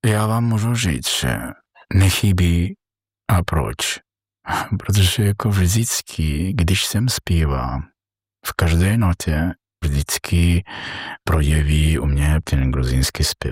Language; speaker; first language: Czech; non-native, learner; Georgian